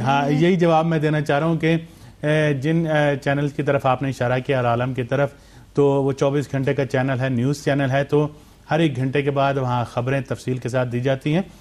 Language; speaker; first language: Urdu; native; Urdu